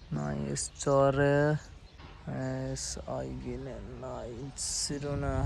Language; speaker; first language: Armenian; non-native, learner; Hindi